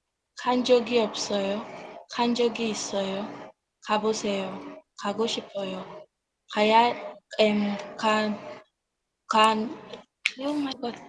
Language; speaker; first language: Korean; non-native, learner; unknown